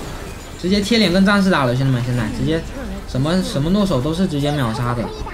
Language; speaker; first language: Chinese; native; Chinese